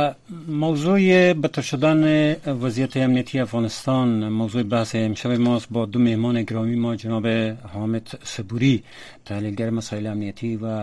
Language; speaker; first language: Persian; native; Persian